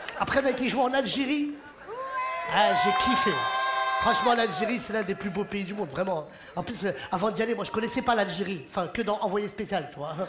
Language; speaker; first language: French; early bilingual, other home language; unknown